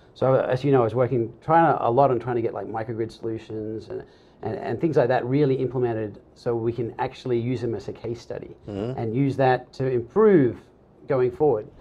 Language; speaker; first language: English; native; English